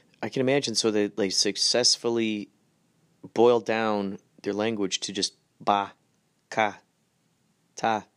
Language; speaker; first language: English; native; English